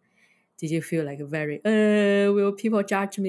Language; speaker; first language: English; non-native, fluent; Chinese